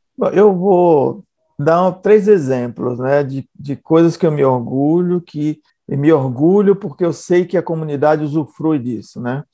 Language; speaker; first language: Portuguese; native; Portuguese